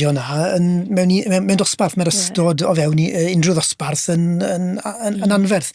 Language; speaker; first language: Welsh; native; Welsh